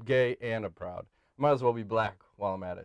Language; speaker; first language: English; native; English